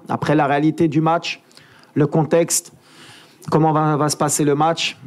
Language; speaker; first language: French; native; French